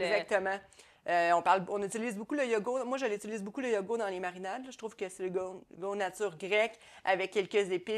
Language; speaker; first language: French; native; French